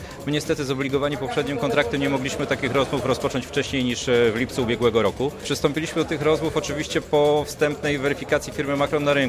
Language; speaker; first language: Polish; native; Polish